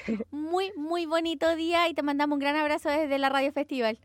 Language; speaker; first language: Spanish; native; Spanish